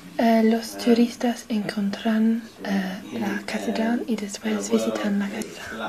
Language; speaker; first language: Spanish; non-native, learner; English